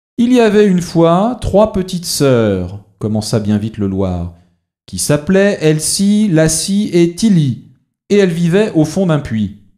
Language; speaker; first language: French; native; French